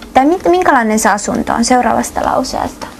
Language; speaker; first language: Finnish; non-native, fluent; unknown